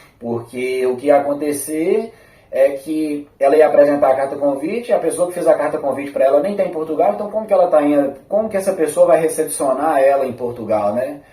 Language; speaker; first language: Portuguese; native; Portuguese